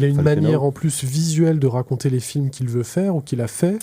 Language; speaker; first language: French; native; French